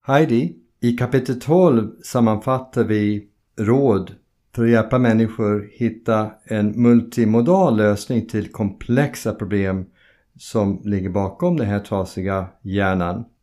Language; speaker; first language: Swedish; non-native, fluent; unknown